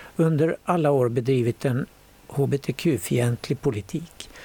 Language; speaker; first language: Swedish; native; Swedish